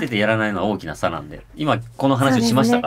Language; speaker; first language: Japanese; native; Japanese